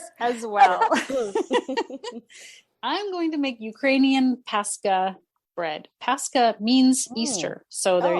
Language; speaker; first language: English; native; English